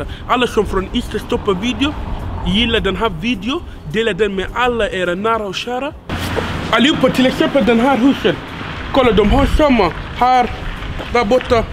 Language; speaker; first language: Swedish; non-native, fluent; Arabic